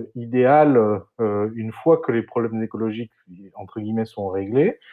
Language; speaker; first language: French; non-native, fluent; Spanish